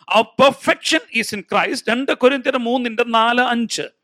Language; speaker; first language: English; non-native, local second language; Malayalam